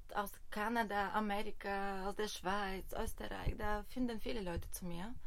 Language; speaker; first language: German; non-native, fluent; Bulgarian